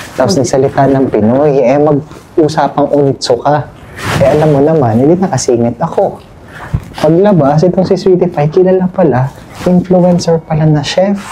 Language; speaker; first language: Filipino; native; Filipino